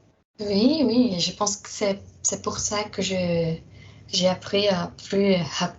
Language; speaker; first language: French; non-native, fluent; Portuguese